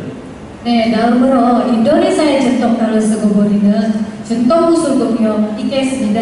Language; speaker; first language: Korean; non-native, fluent; Indonesian